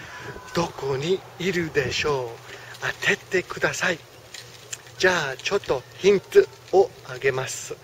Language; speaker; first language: Japanese; non-native, fluent; English